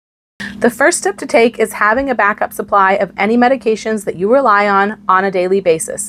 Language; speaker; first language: English; native; English